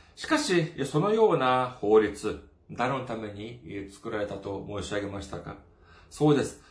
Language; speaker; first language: Japanese; non-native, fluent; Korean